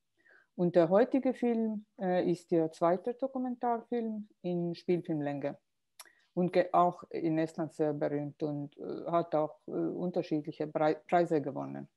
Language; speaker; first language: German; non-native, fluent; Estonian